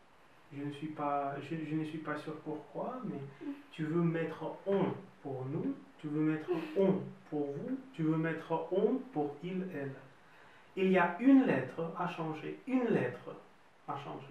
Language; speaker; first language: French; non-native, fluent; Russian